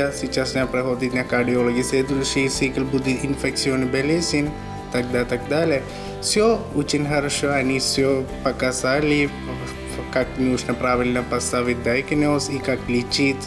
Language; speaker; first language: Russian; non-native, learner; Malayalam